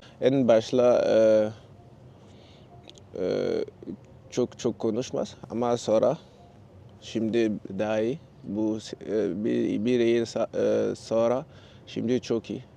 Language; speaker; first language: Turkish; non-native, learner; French